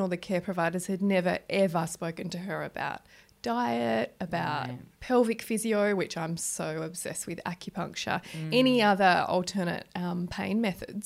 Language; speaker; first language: English; native; English